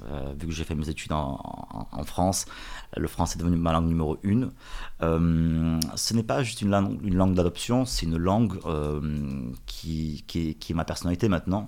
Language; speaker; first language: French; early bilingual, other home language; Russian